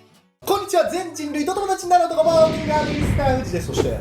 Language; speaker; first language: Japanese; native; Japanese